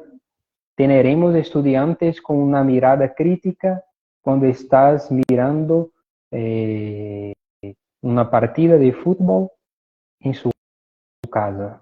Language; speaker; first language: Spanish; non-native, fluent; Portuguese